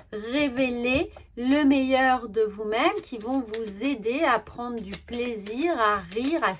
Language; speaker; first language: French; native; French